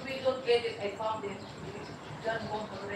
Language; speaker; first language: English; non-native, learner; Filipino